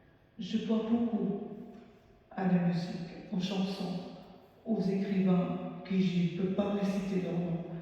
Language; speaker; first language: French; non-native, fluent; Arabic